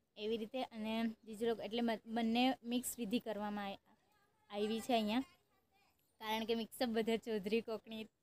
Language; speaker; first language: Gujarati; non-native, local second language; Kukna